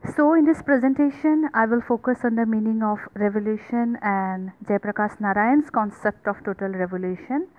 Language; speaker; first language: English; non-native, local second language; Assamese